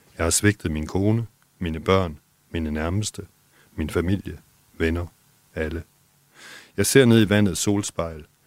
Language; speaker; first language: Danish; native; Danish